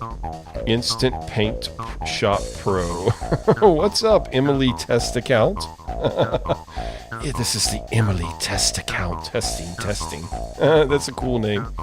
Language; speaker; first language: English; native; English